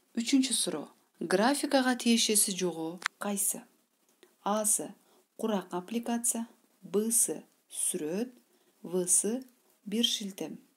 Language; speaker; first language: Kyrgyz; non-native, local second language; Uzbek